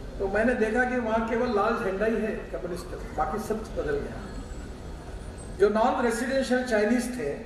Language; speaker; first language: Hindi; non-native, local second language; Marathi